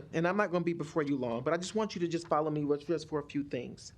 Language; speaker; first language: English; native; English